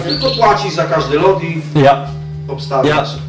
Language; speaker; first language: Polish; native; Polish